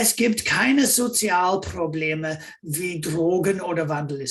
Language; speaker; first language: German; non-native, fluent; English